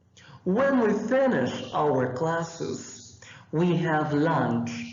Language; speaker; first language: English; non-native, fluent; Portuguese